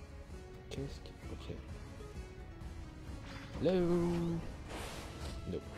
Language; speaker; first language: Spanish; non-native, learner; French